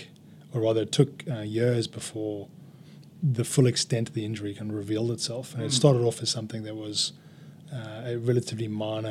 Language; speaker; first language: English; native; English